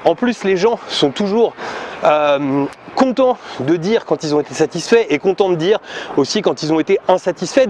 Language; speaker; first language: French; native; French